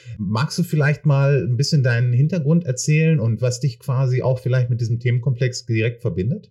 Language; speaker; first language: German; native; German